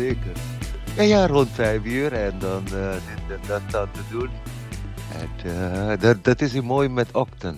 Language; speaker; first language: Dutch; non-native, learner; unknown